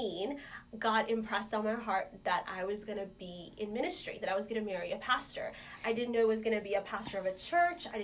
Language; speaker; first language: English; non-native, local second language; Malayalam